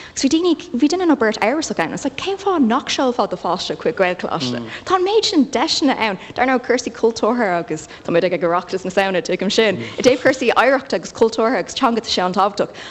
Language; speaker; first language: Irish; native; Irish